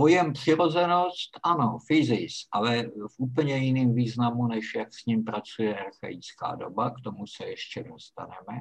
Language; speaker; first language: Czech; native; Czech